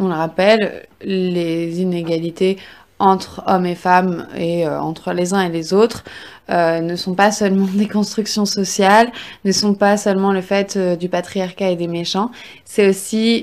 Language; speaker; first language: French; native; French